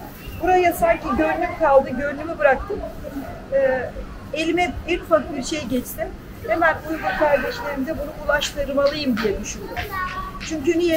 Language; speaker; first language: Turkish; native; Turkish